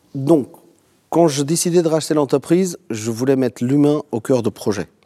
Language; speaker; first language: French; non-native, fluent; Portuguese